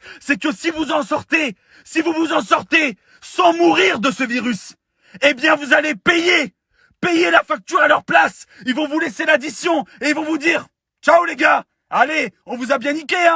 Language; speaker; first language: French; native; French